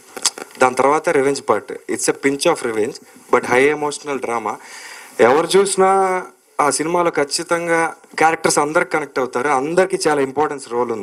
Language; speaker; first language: Telugu; native; Telugu